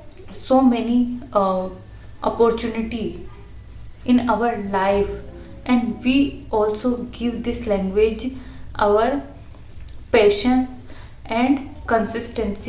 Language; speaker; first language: English; non-native, learner; Hindi